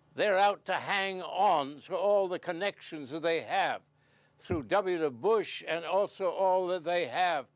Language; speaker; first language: English; native; English